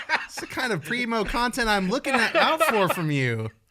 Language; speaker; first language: English; native; English